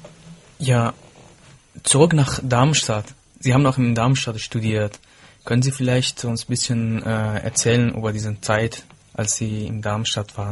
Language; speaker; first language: German; non-native, fluent; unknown